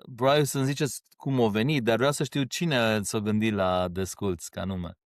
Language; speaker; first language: Romanian; early bilingual, heritage; Romanian